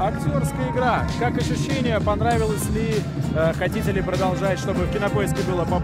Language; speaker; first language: Russian; native; Russian